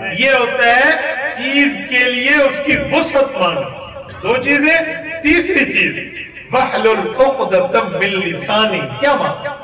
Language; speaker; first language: Urdu; non-native, local second language; Saraiki